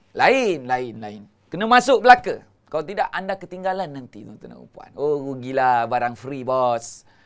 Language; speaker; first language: Malay; native; Malay